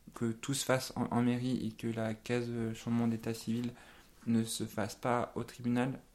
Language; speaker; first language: French; native; French